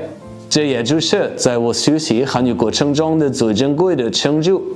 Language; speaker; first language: Chinese; non-native, fluent; German